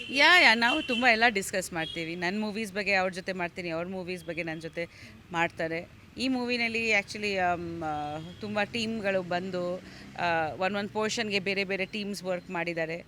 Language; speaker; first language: Kannada; non-native, fluent; Bangla